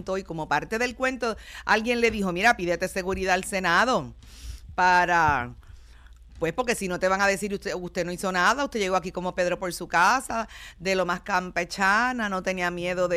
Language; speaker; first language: Spanish; native; Spanish